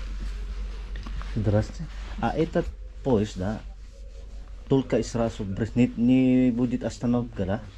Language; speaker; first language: Russian; non-native, learner; Cebuano